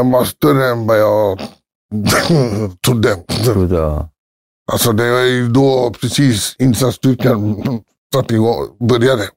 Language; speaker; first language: Swedish; early bilingual, other home language; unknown